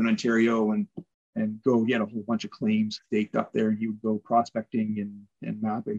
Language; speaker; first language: English; native; English